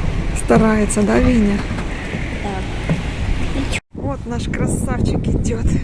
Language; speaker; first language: Russian; native; Russian